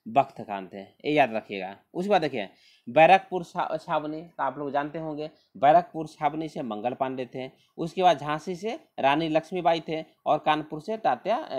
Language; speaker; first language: Hindi; native; Hindi